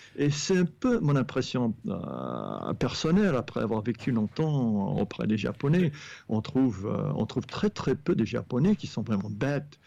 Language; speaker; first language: French; non-native, fluent; English